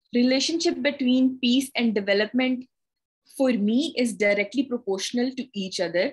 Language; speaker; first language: English; non-native, local second language; Urdu